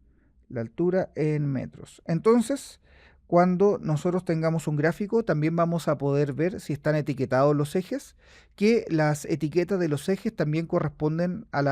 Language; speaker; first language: Spanish; native; Spanish